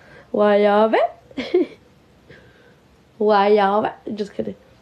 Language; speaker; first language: English; early bilingual, other home language; Spanish